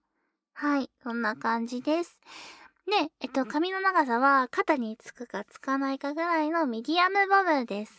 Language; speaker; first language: Japanese; native; Japanese